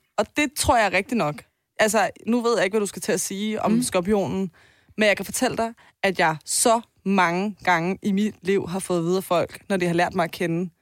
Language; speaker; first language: Danish; early bilingual, other home language; Turkish